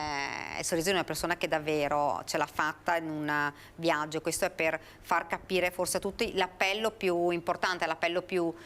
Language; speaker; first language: Italian; native; Italian